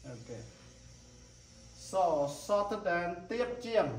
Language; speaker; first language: English; non-native, learner; Khmer